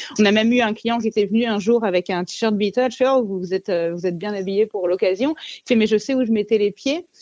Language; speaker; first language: French; native; French